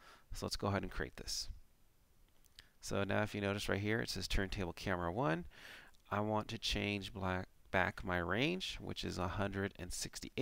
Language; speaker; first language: English; native; English